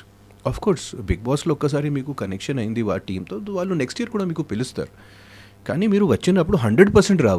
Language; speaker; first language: Telugu; non-native, fluent; Hindi